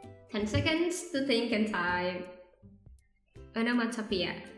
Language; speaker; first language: English; non-native, fluent; Indonesian